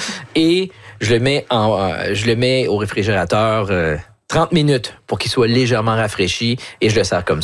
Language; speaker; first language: French; native; French